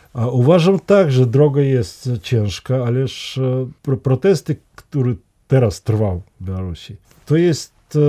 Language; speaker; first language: Polish; non-native, fluent; Russian